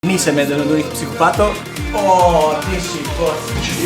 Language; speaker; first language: Slovenian; native; Slovenian